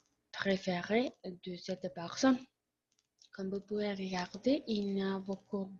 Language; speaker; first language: French; non-native, learner; Spanish